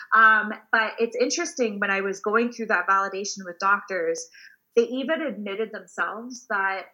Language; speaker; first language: English; native; English